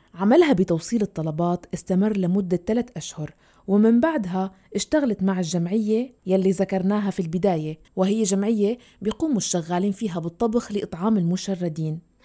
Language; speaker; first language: Arabic; native; Arabic